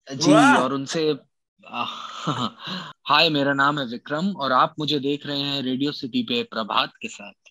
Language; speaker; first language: Hindi; native; Hindi